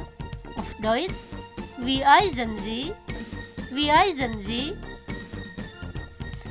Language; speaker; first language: German; non-native, fluent; Indonesian